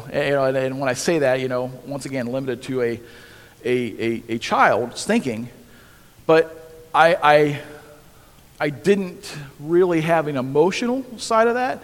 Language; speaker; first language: English; native; English